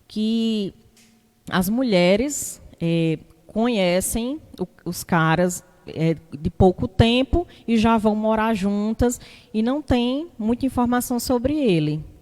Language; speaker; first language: Portuguese; native; Portuguese